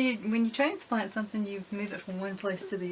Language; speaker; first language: English; native; English